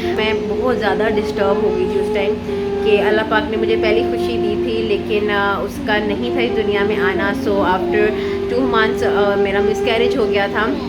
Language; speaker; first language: Urdu; native; Urdu